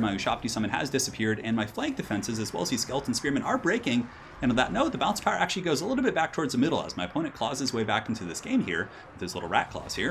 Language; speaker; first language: English; native; English